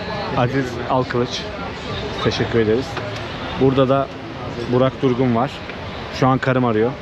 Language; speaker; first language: Turkish; native; Turkish